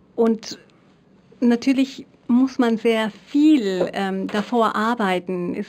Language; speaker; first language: German; non-native, fluent; Spanish